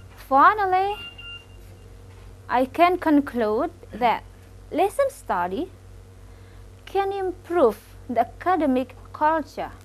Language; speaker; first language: English; non-native, local second language; Indonesian